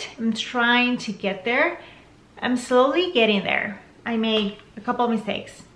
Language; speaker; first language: English; non-native, fluent; Spanish